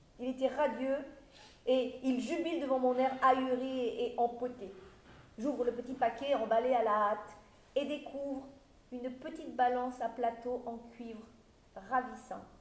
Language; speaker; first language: French; native; French